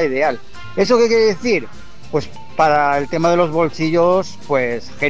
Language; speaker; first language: Spanish; native; Spanish